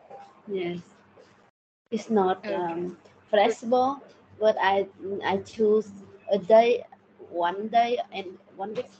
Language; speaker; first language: English; non-native, learner; Thai